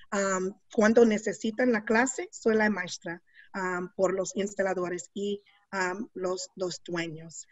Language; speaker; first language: Spanish; non-native, learner; English